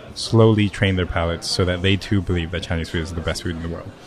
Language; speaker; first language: English; non-native, local second language; Cantonese